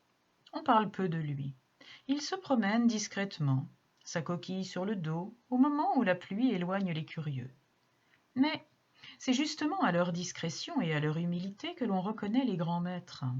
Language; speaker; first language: French; native; French